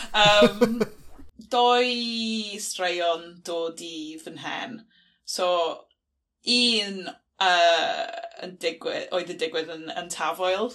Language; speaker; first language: Welsh; non-native, local second language; English